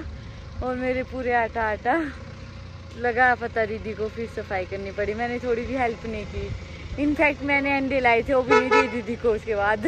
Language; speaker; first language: Hindi; native; Hindi